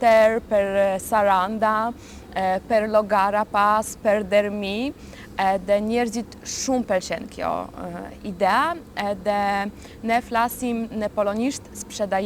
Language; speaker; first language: Albanian; non-native, learner; Polish